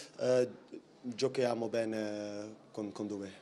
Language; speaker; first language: Italian; non-native, learner; Dutch